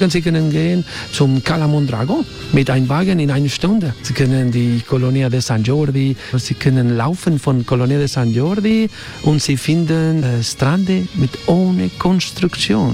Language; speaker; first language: German; non-native, learner; Spanish